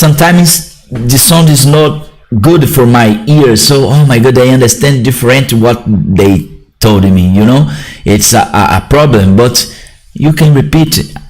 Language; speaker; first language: English; non-native, learner; Portuguese